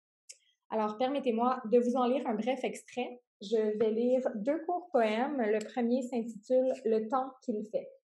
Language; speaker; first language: French; native; French